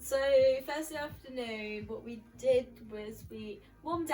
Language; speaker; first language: English; native; English